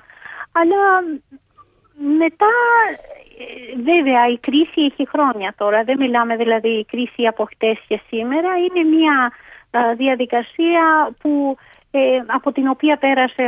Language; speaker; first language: Greek; non-native, fluent; Albanian